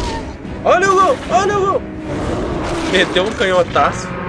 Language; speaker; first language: Portuguese; native; Portuguese